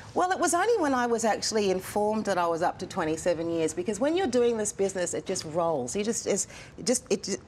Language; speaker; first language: English; native; English